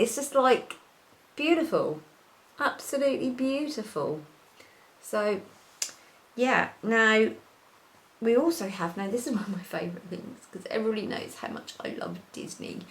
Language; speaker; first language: English; native; English